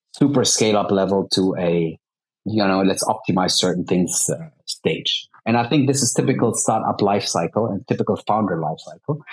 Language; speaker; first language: English; early bilingual, heritage; Arabic